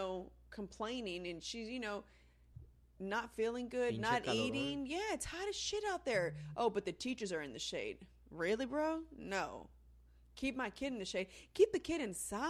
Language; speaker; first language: English; early bilingual, other home language; Spanish